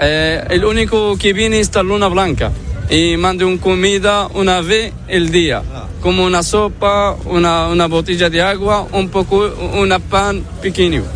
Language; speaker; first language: Spanish; non-native, learner; Arabic